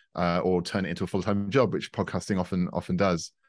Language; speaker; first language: English; native; English